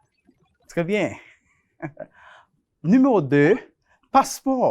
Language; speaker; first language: French; non-native, fluent; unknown